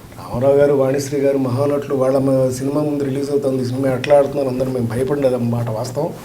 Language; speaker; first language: Telugu; native; Telugu